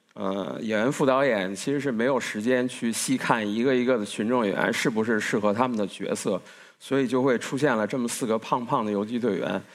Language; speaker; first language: Chinese; native; Chinese